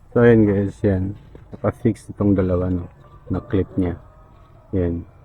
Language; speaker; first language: Filipino; non-native, local second language; Cebuano